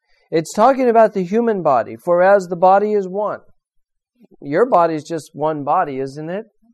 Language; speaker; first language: English; native; English